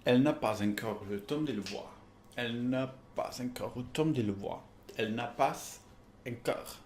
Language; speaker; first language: French; non-native, learner; Spanish